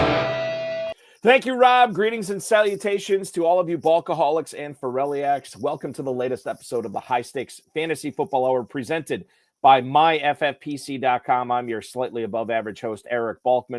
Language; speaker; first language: English; native; English